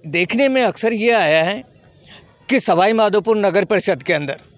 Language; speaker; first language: Hindi; native; Hindi